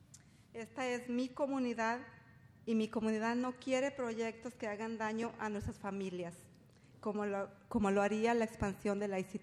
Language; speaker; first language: Spanish; native; Spanish